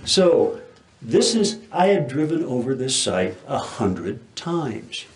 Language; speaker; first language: English; native; English